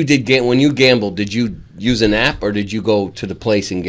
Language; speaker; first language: English; native; English